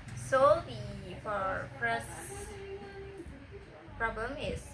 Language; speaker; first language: English; non-native, learner; Indonesian